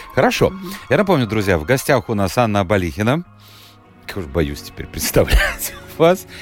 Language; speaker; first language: Russian; native; Russian